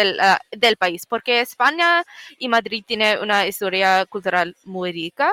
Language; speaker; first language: Spanish; non-native, learner; English